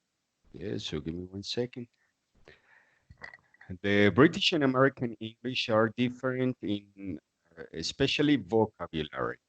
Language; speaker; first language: English; non-native, fluent; Spanish